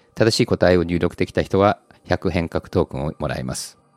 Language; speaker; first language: Japanese; early bilingual, heritage; Japanese